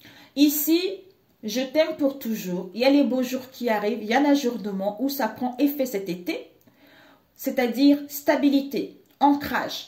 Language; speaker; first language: French; native; French